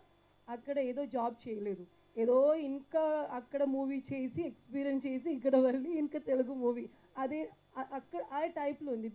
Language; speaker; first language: Telugu; non-native, learner; Malayalam